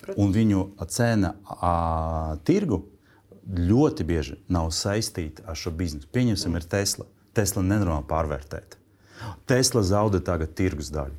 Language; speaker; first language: Latvian; non-native, local second language; Russian